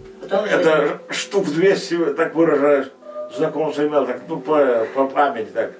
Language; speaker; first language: Russian; non-native, local second language; Ukrainian